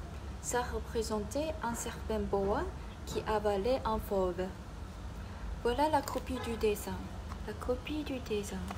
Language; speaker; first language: French; non-native, learner; Chinese